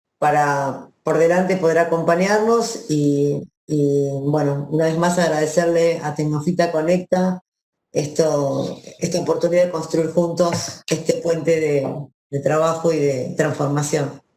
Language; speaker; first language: Spanish; native; Spanish